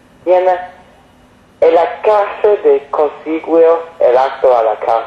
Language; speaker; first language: Spanish; non-native, learner; English